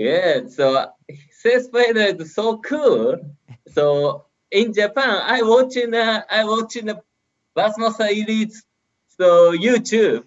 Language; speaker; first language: English; non-native, learner; Japanese